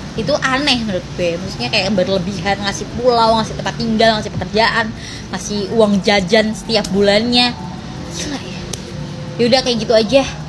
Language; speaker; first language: Indonesian; native; Indonesian